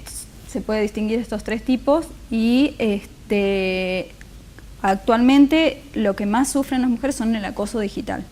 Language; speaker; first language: Spanish; native; Spanish